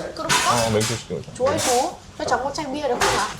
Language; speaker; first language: Korean; non-native, learner; Vietnamese